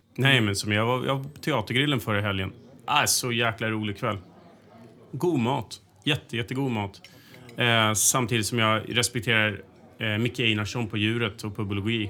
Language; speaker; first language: Swedish; native; Swedish